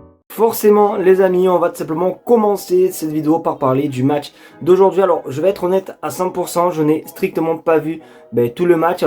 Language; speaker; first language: French; native; French